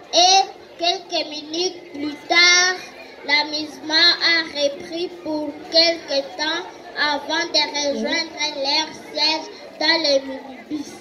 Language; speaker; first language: French; non-native, learner; Kinyarwanda